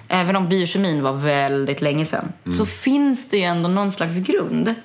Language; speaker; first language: Swedish; early bilingual, other home language; German